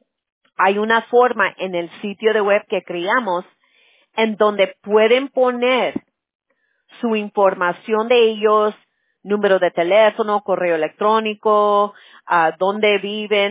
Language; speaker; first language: Spanish; early bilingual, heritage; Spanish